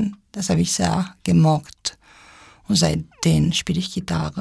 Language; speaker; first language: German; non-native, fluent; Italian